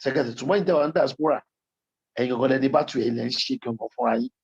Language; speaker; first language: English; non-native, local second language; Yoruba